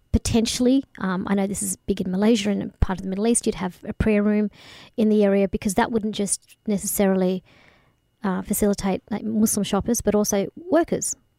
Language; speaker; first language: English; early bilingual, other home language; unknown